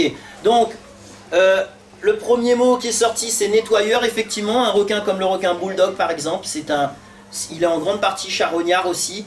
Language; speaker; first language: French; native; French